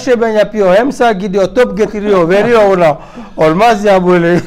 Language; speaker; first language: Turkish; non-native, learner; French